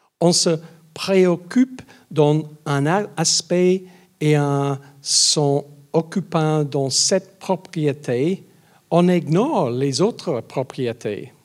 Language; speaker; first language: French; non-native, learner; English